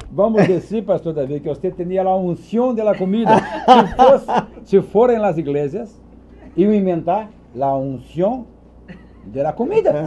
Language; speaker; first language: Spanish; non-native, learner; Portuguese